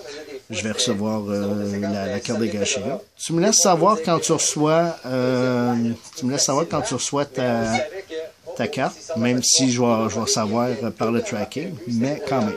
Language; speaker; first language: French; native; French